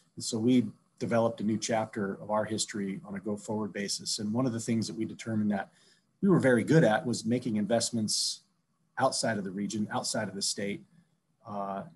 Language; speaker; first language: English; native; English